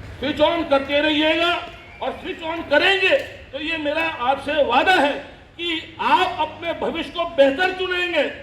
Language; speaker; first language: Hindi; early bilingual, other home language; Japanese